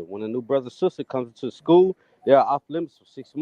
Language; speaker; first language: English; native; English